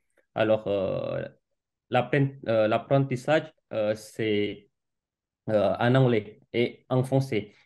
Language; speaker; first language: French; non-native, fluent; Indonesian